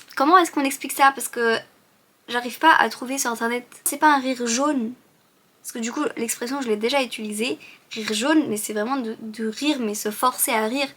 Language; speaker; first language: French; early bilingual, other home language; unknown